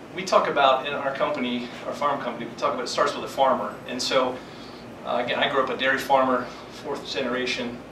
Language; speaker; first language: English; native; English